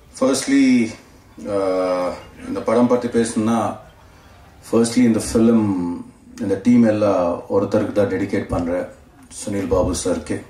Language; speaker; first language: Tamil; non-native, learner; Telugu